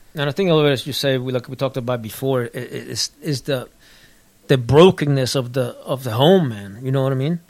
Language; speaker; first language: English; early bilingual, other home language; Spanish